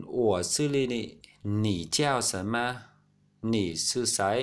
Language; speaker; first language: Chinese; non-native, learner; Vietnamese